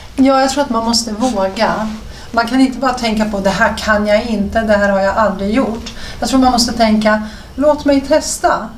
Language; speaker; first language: Swedish; early bilingual, other home language; Serbian